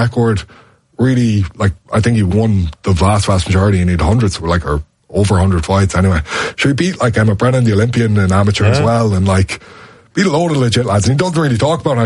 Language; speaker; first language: English; native; English